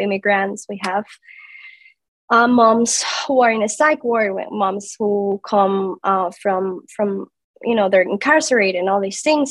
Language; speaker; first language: English; non-native, fluent; Spanish